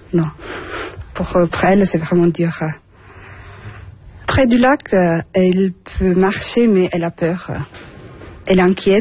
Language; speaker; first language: French; non-native, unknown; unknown